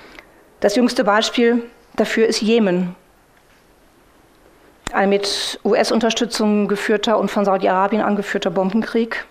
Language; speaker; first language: German; native; German